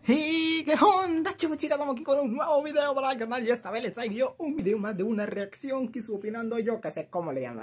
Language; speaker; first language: Spanish; native; Spanish